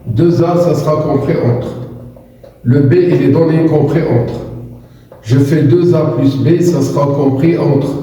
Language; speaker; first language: French; non-native, local second language; Arabic